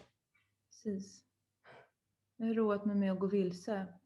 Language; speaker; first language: Swedish; native; Swedish